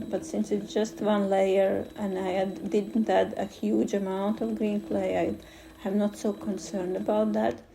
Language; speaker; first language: English; non-native, fluent; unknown